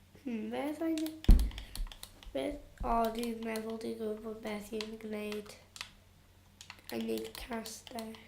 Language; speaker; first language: Welsh; non-native, local second language; English